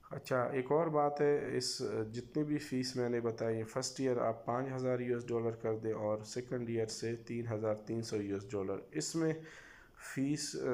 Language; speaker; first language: Urdu; non-native, local second language; Pashto